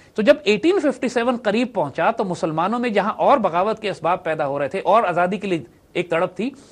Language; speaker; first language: Urdu; native; Urdu